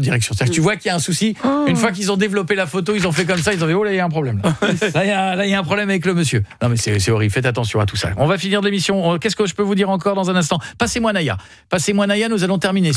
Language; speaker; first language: French; native; French